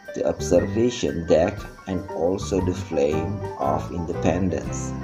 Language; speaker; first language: English; non-native, fluent; Indonesian